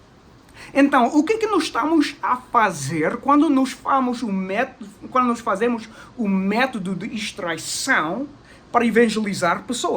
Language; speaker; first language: Portuguese; non-native, fluent; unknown